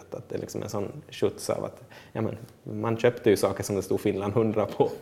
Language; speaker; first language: Swedish; native; Swedish